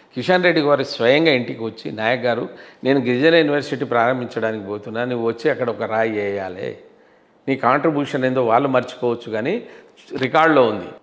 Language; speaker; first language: Telugu; non-native, local second language; Lambadi